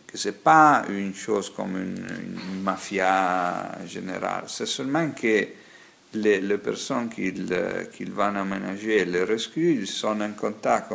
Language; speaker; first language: French; non-native, fluent; Italian